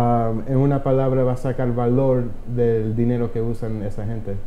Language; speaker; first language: Spanish; early bilingual, heritage; Spanish